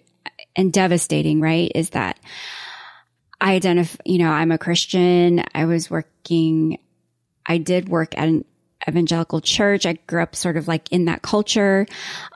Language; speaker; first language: English; native; English